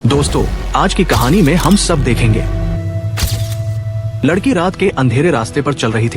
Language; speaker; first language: Hindi; native; Hindi